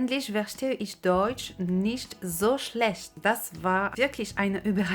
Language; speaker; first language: German; non-native, learner; French